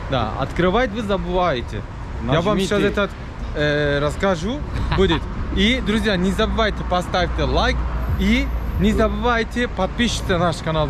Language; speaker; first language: Russian; non-native, learner; Turkish